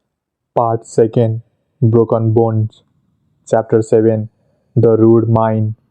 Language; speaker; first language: English; non-native, fluent; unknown